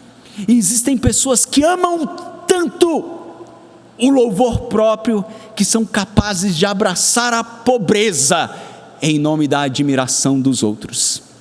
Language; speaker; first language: Portuguese; native; Portuguese